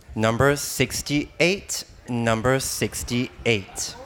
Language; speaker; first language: English; non-native, fluent; Danish